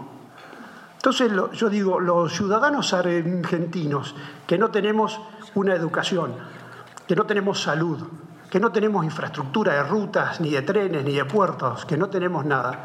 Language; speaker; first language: Spanish; native; Spanish